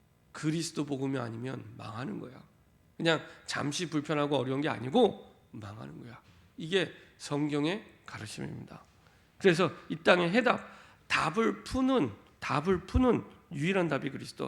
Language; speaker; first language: Korean; native; Korean